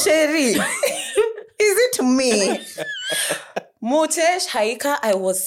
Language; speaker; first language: English; non-native, local second language; Swahili